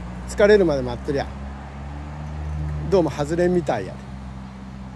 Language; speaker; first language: Japanese; native; Japanese